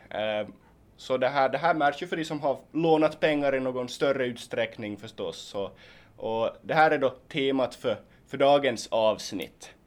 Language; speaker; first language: Swedish; native; Swedish